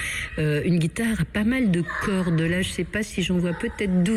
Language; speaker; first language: French; native; French